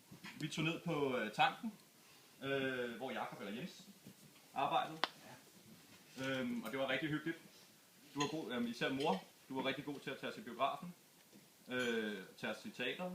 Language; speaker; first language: Danish; native; Danish